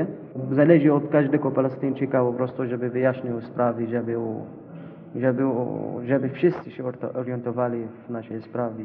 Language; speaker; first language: Polish; non-native, fluent; Arabic